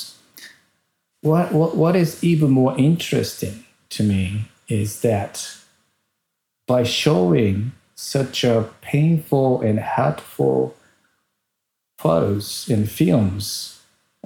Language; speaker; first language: English; non-native, fluent; Japanese